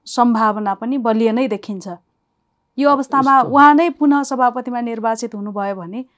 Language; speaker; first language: Nepali; native; Nepali